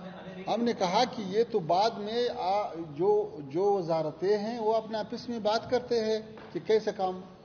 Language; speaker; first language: Hindi; non-native, learner; Pashto